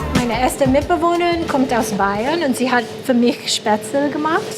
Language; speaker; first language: German; non-native, fluent; English